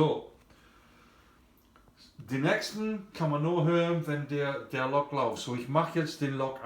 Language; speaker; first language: German; non-native, fluent; English